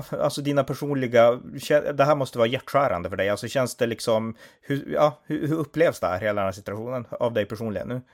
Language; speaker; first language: Swedish; native; Swedish